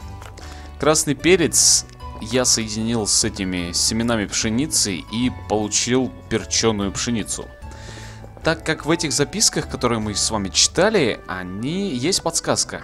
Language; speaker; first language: Russian; native; Russian